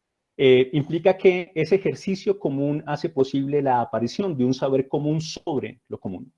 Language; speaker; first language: Spanish; native; Spanish